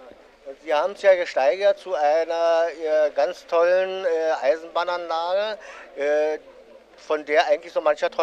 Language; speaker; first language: German; native; German